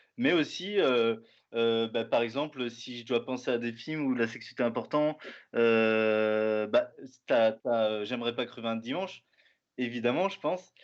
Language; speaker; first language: French; native; French